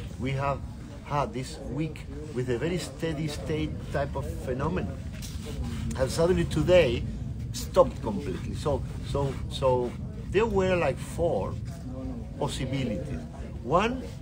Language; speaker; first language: English; non-native, fluent; Spanish